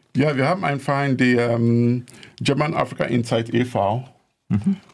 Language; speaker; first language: German; non-native, fluent; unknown